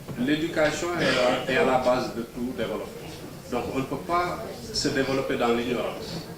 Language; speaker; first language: French; non-native, local second language; Wolof